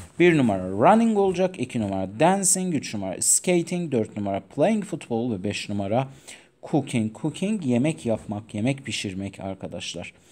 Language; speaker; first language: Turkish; non-native, fluent; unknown